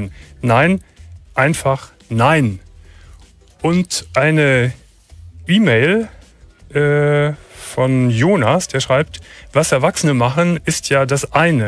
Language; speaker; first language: German; native; German